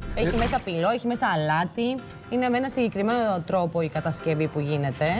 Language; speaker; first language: Greek; non-native, fluent; Georgian